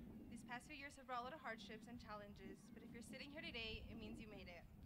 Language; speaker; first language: English; early bilingual, other home language; Spanish